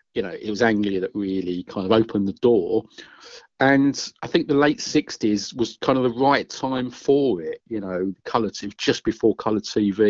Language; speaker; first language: English; native; English